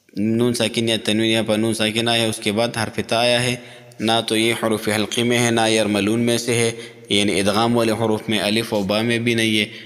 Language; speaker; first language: Urdu; non-native, local second language; Pashto